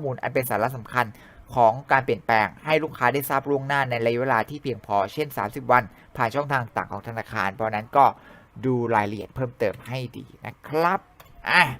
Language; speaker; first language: Thai; native; Thai